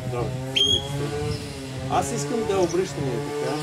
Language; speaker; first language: Bulgarian; non-native, learner; Russian